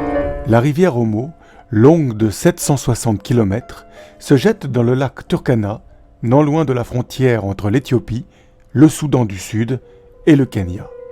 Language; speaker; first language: French; native; French